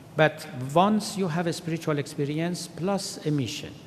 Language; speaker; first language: English; non-native, fluent; Persian